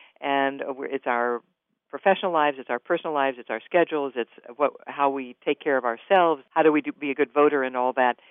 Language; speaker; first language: English; native; English